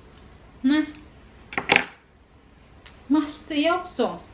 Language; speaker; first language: Swedish; non-native, learner; Indonesian